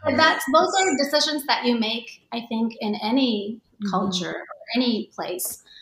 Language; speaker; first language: English; early bilingual, other home language; Japanese